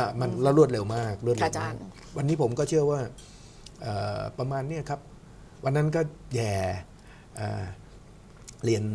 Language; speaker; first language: Thai; native; Thai